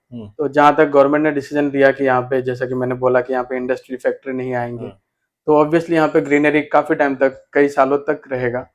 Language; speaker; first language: Hindi; non-native, local second language; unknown